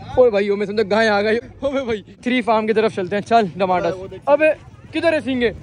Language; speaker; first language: Urdu; native; Urdu